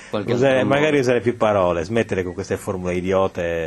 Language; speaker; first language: Italian; native; Italian